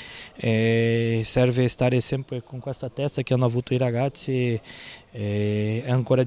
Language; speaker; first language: Italian; non-native, fluent; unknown